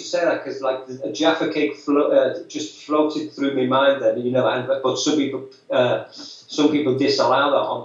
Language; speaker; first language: English; native; English